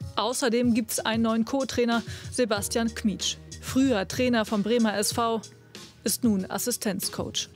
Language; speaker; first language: German; native; German